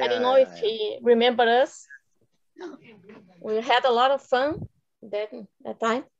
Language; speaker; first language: English; non-native, fluent; Portuguese